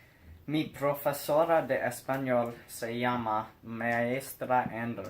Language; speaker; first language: Spanish; non-native, learner; English